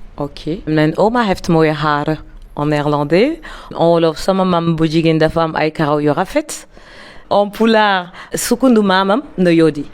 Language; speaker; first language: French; non-native, local second language; Lingala